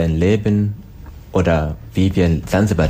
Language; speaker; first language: German; non-native, learner; Swahili